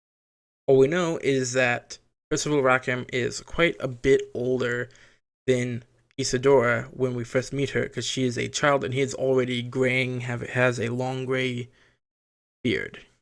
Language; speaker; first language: English; native; English